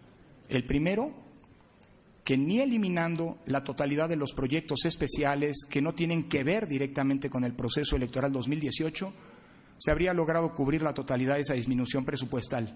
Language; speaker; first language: Spanish; native; Spanish